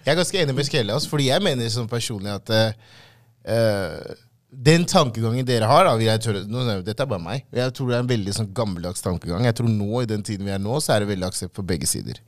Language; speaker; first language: Norwegian; early bilingual, other home language; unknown